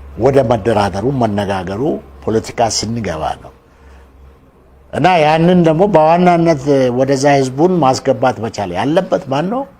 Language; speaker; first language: Amharic; non-native, local second language; Oromo